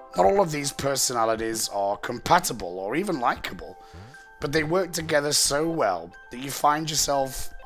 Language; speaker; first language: English; native; English